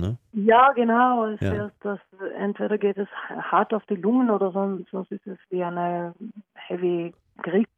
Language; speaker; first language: German; non-native, learner; Norwegian